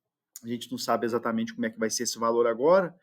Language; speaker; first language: Portuguese; native; Portuguese